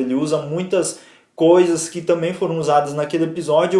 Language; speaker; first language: Portuguese; native; Portuguese